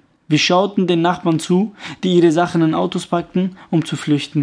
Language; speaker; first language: German; early bilingual, other home language; Kurdish